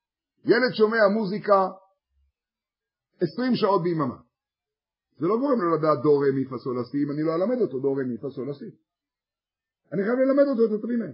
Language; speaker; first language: Hebrew; native; Hebrew